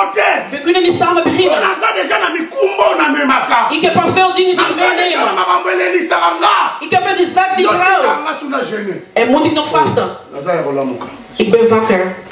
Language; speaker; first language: Dutch; non-native, learner; Lingala